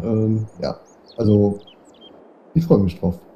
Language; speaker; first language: German; native; German